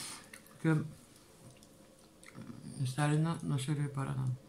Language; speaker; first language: Spanish; non-native, learner; Russian